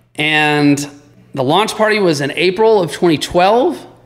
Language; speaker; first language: English; native; English